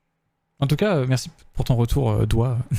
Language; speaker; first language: French; native; French